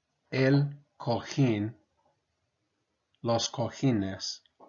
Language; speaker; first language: Spanish; non-native, fluent; English